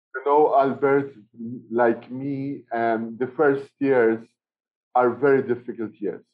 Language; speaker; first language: English; non-native, fluent; Maltese